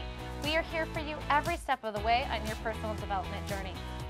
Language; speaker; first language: English; native; English